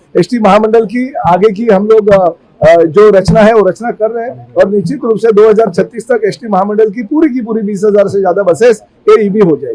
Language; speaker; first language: Hindi; non-native, local second language; Marathi